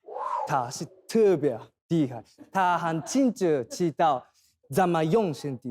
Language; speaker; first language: Chinese; non-native, fluent; Thai